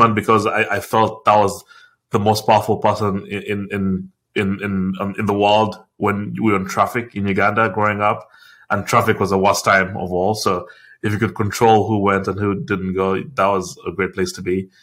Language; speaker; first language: English; non-native, local second language; Ganda